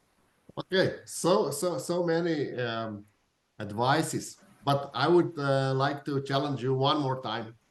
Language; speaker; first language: English; non-native, fluent; Slovenian